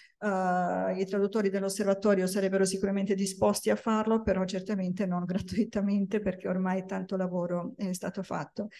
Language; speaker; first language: Italian; non-native, fluent; Bosnian